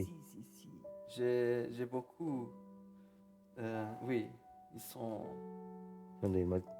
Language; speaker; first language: French; non-native, fluent; Romanian